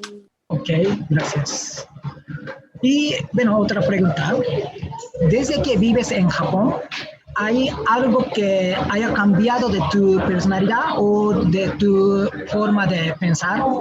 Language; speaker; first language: Spanish; non-native, fluent; Japanese